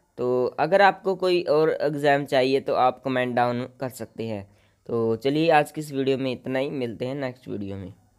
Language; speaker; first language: Hindi; non-native, local second language; Punjabi